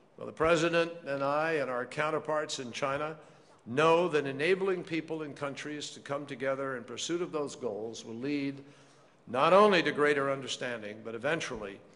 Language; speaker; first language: English; native; English